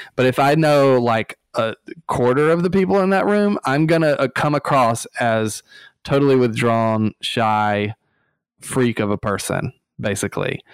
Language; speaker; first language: English; native; English